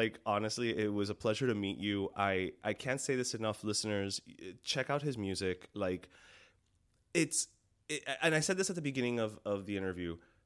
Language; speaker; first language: English; early bilingual, other home language; Spanish